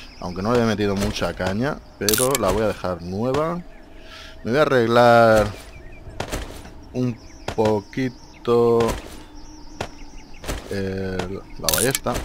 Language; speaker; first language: Spanish; native; Spanish